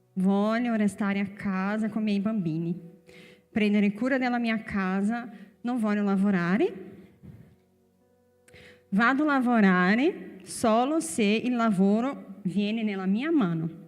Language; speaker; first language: Italian; non-native, fluent; Portuguese